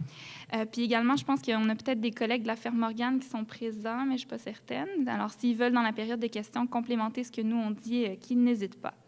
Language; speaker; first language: French; native; French